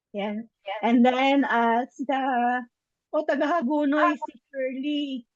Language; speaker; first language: Filipino; native; Filipino